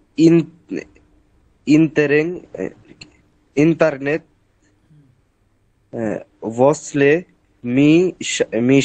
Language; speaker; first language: Persian; non-native, learner; Bangla